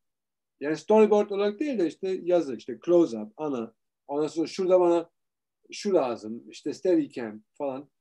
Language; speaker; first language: Turkish; early bilingual, heritage; Turkish